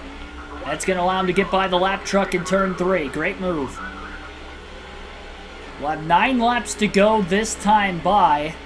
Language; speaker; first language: English; native; English